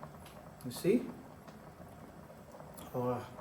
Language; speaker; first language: English; non-native, learner; Khmer